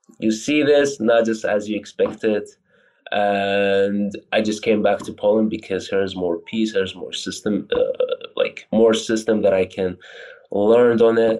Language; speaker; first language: English; non-native, fluent; Arabic